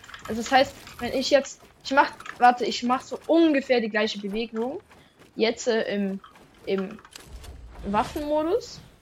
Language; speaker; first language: German; non-native, local second language; Swiss German